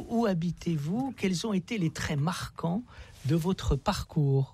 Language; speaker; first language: French; native; French